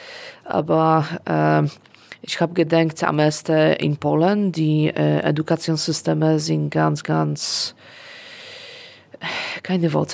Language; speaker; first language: German; non-native, learner; Polish